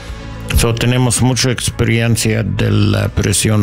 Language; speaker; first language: Spanish; non-native, learner; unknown